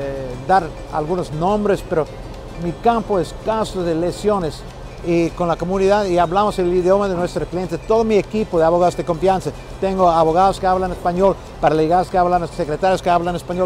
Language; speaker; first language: Spanish; non-native, fluent; English